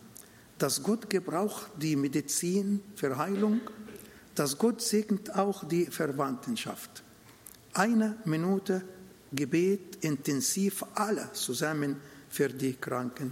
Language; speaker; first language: German; non-native, learner; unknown